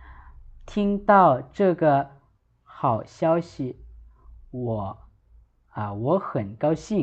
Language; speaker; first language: Chinese; non-native, fluent; Lao